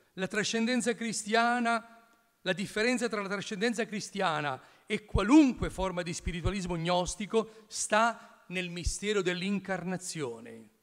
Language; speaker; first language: Italian; native; Italian